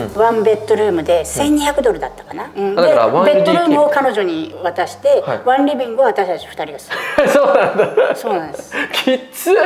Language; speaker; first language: Japanese; native; Japanese